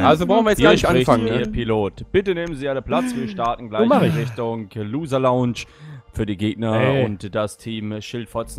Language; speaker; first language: German; native; German